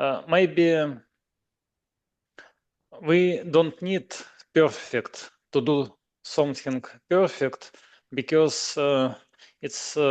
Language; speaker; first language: English; non-native, learner; Russian